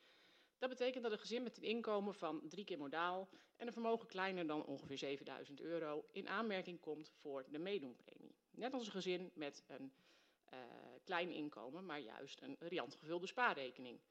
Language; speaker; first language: Dutch; native; Dutch